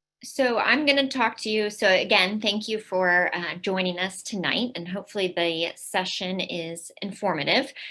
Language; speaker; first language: English; native; English